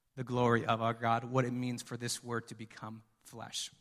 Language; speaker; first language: English; early bilingual, other home language; Spanish